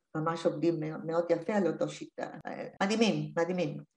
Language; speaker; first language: Hebrew; non-native, fluent; Spanish